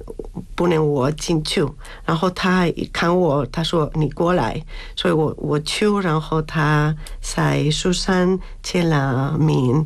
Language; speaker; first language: Chinese; non-native, learner; Spanish